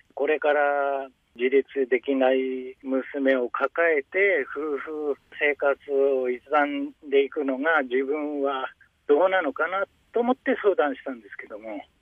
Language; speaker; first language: Japanese; native; Japanese